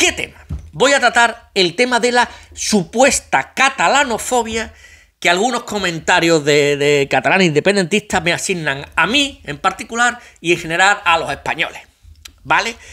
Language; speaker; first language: Spanish; native; Spanish